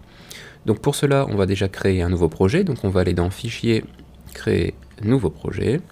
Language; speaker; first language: French; native; French